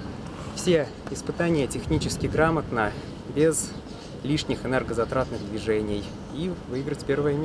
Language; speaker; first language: Russian; native; Russian